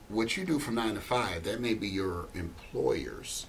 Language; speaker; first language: English; native; English